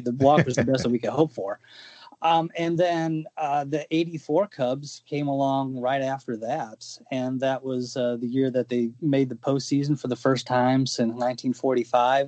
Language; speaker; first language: English; native; English